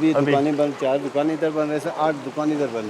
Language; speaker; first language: Hindi; non-native, local second language; Balti